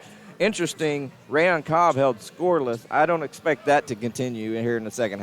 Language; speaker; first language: English; native; English